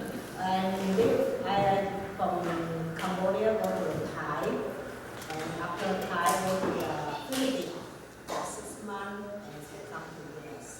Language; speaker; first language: English; non-native, learner; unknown